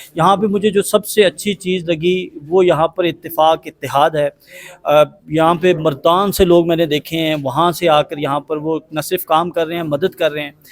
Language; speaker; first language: Urdu; non-native, local second language; Pashto